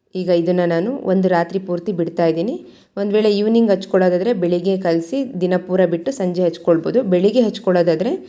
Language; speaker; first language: Kannada; native; Kannada